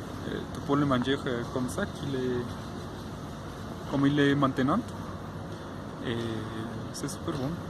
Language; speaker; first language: French; non-native, fluent; Spanish